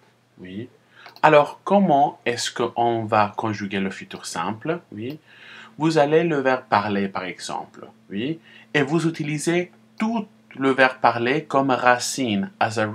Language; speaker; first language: French; non-native, fluent; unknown